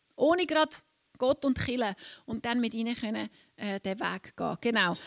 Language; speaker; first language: German; native; German